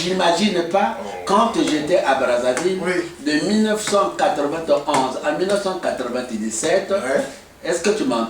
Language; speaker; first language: French; non-native, local second language; Lingala